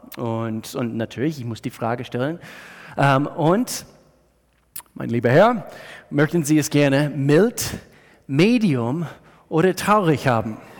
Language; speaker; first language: German; non-native, fluent; English